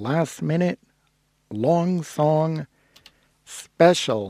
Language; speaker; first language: English; native; English